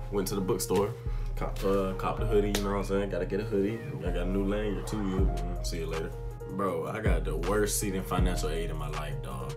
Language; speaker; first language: English; native; English